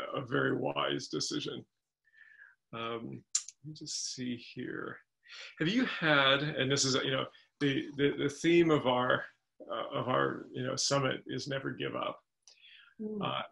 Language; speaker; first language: English; native; English